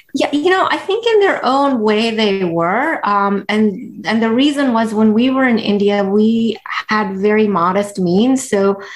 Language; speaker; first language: English; early bilingual, other home language; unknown